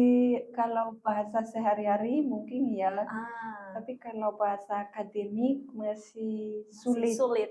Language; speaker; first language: Indonesian; non-native, fluent; Malagasy